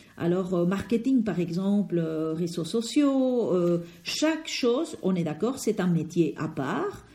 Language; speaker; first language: French; non-native, fluent; Spanish